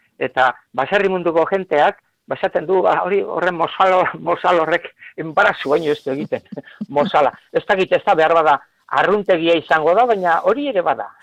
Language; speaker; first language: Basque; native; Basque